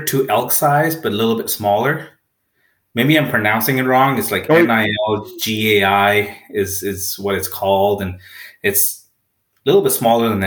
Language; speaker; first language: English; non-native, local second language; Punjabi